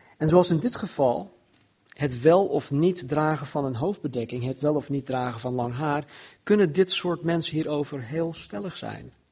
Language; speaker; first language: Dutch; non-native, fluent; English